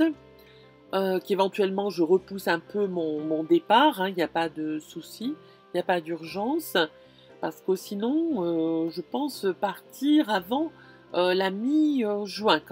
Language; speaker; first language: French; native; French